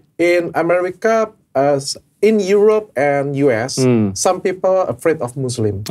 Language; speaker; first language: English; non-native, learner; Indonesian